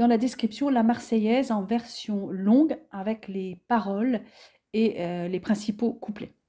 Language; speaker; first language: French; native; French